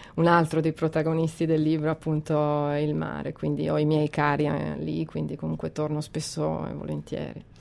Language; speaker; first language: Italian; non-native, fluent; Croatian